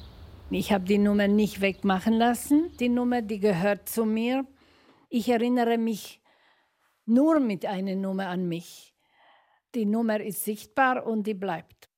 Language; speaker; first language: German; non-native, fluent; Slovak